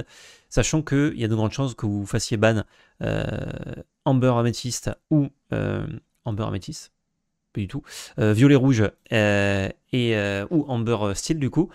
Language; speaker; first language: French; native; French